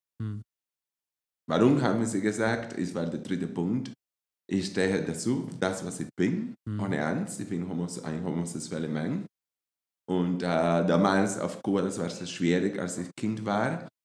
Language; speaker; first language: German; non-native, fluent; Spanish